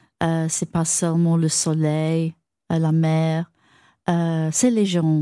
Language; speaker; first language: French; non-native, fluent; English